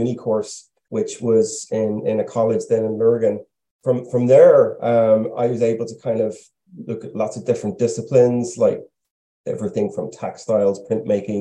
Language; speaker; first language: English; native; English